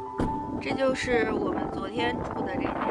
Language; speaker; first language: Chinese; native; Chinese